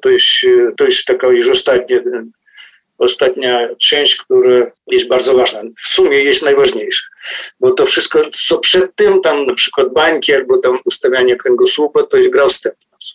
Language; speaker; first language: Polish; non-native, fluent; Ukrainian